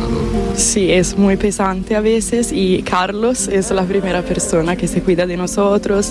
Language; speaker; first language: Spanish; non-native, fluent; Italian